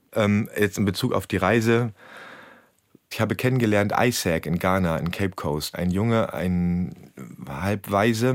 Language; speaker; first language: German; native; German